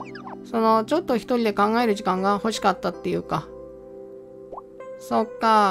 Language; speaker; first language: Japanese; native; Japanese